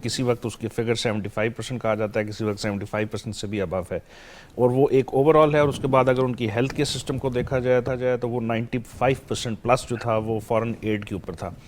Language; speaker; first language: Urdu; native; Urdu